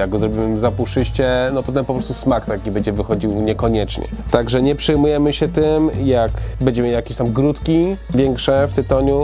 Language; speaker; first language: Polish; native; Polish